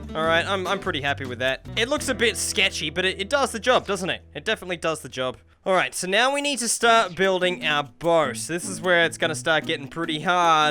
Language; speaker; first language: English; native; English